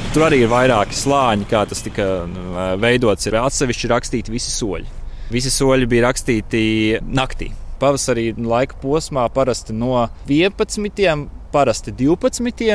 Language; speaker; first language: Latvian; native; Latvian